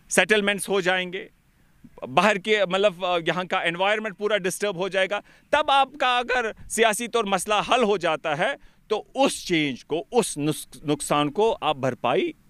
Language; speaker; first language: Hindi; non-native, local second language; Kashmiri